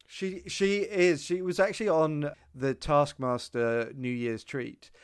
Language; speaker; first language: English; native; English